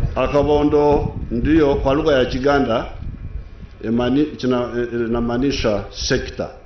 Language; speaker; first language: Swahili; non-native, local second language; Nyankole